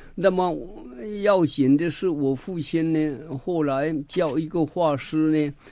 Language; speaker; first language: Chinese; native; Chinese